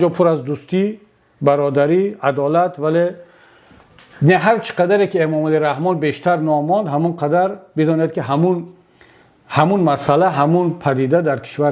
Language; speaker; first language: Persian; native; Persian